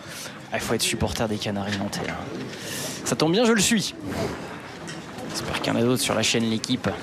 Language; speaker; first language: French; native; French